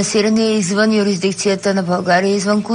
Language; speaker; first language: Bulgarian; native; Bulgarian